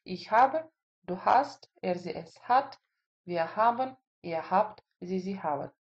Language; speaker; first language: German; non-native, fluent; Russian